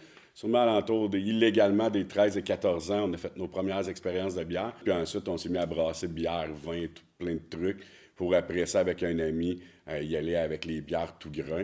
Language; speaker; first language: French; native; French